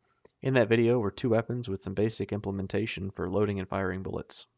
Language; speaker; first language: English; native; English